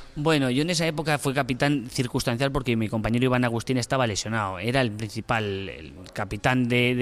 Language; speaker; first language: Spanish; native; Spanish